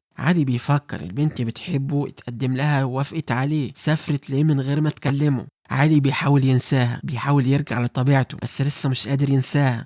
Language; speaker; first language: Arabic; native; Arabic